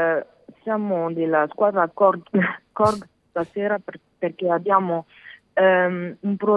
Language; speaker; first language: Italian; non-native, learner; French